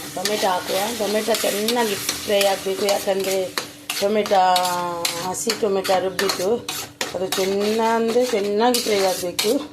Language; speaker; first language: Kannada; non-native, local second language; Tulu